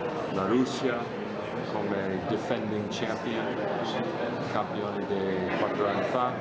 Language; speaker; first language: Italian; non-native, fluent; English